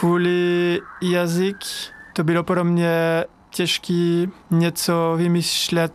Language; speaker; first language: Czech; non-native, learner; French